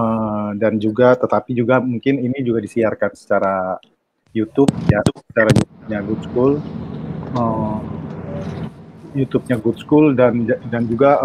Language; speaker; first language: Indonesian; native; Indonesian